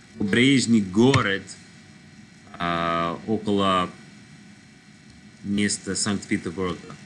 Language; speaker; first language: Russian; non-native, learner; English